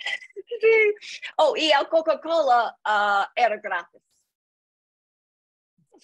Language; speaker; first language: Spanish; non-native, learner; English